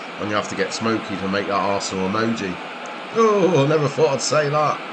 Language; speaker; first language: English; native; English